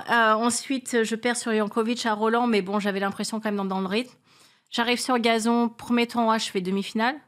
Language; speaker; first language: French; native; French